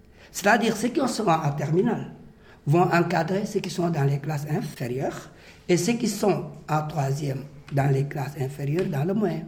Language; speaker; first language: French; non-native, local second language; Wolof